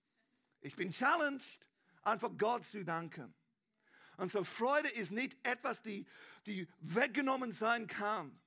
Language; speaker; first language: German; non-native, learner; English